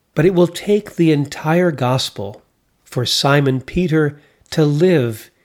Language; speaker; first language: English; native; English